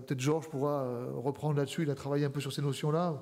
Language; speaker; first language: French; native; French